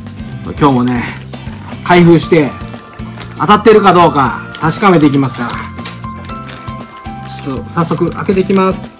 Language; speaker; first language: Japanese; native; Japanese